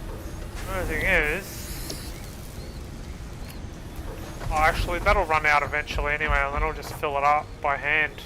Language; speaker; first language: English; native; English